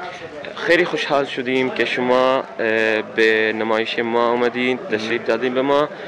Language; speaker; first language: Persian; non-native, fluent; Arabic